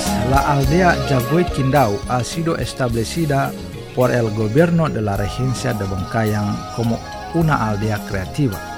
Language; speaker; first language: Spanish; non-native, fluent; Indonesian